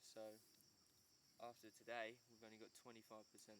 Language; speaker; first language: English; native; English